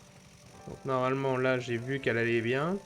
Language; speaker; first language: French; native; French